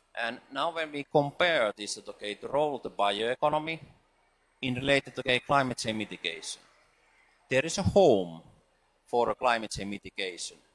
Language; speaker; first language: English; non-native, fluent; Finnish